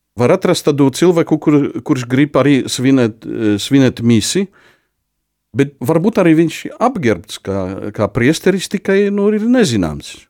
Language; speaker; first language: Latvian; non-native, fluent; Polish